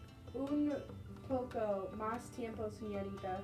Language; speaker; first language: Spanish; non-native, learner; English